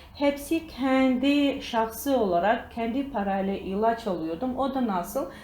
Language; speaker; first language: Turkish; non-native, learner; Georgian